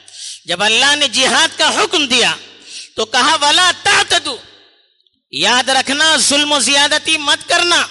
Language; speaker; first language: Urdu; native; Urdu